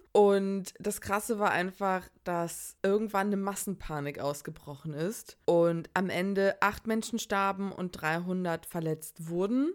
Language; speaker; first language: German; early bilingual, other home language; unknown